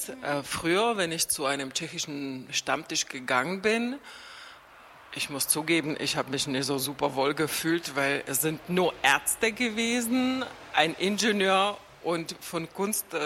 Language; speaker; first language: German; non-native, fluent; Czech